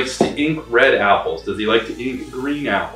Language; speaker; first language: English; native; English